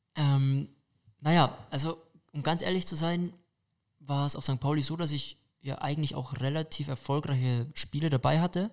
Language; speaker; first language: German; native; German